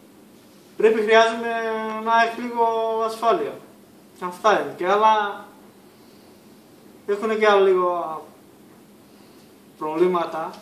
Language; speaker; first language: Greek; non-native, learner; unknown